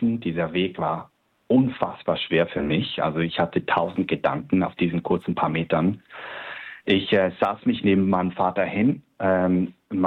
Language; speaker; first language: German; native; German